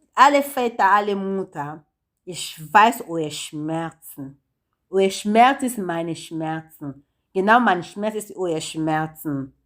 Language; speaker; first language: German; non-native, learner; Lingala